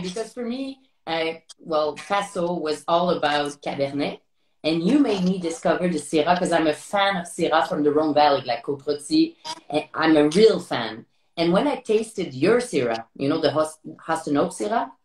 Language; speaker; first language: English; non-native, fluent; French